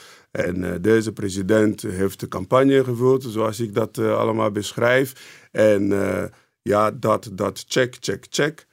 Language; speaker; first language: Dutch; non-native, fluent; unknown